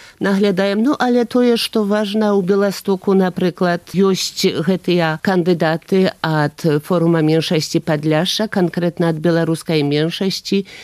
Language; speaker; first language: Belarusian; native; Belarusian